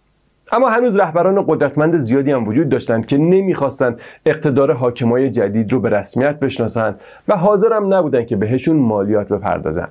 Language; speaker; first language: Persian; native; Persian